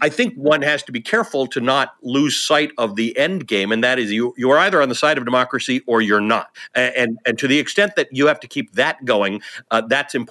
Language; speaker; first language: English; native; English